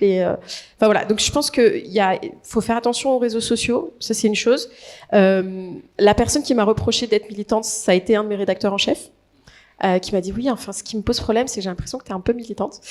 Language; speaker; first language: French; native; French